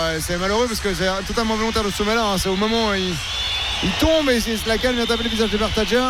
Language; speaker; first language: French; native; French